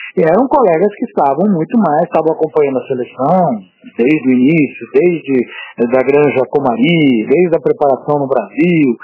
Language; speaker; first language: Portuguese; native; Portuguese